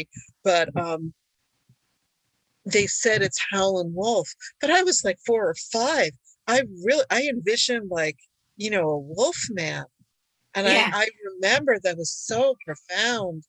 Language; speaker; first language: English; early bilingual, other home language; Hungarian